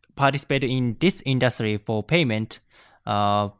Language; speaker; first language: English; non-native, learner; Japanese